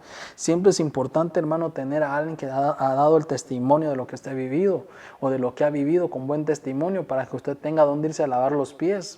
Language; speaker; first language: Spanish; native; Spanish